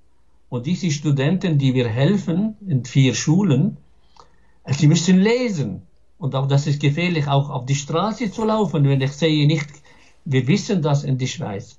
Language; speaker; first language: German; non-native, fluent; Arabic